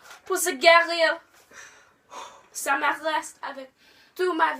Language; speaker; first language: French; non-native, learner; English